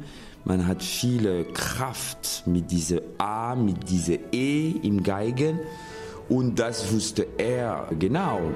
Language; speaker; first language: German; non-native, fluent; French